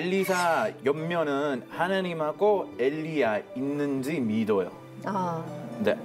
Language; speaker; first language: Korean; non-native, fluent; Hebrew